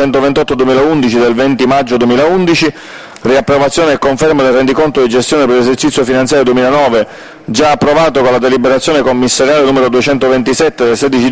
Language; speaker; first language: Italian; native; Italian